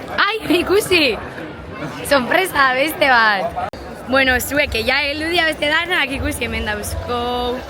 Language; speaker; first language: Basque; native; Basque